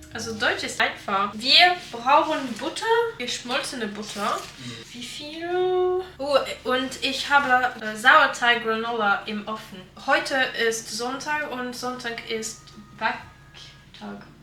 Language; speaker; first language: German; non-native, learner; French